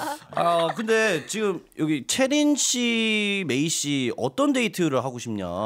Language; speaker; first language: Korean; native; Korean